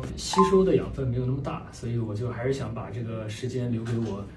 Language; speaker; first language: Chinese; native; Chinese